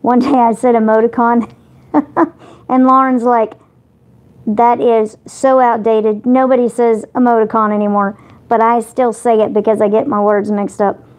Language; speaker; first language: English; native; English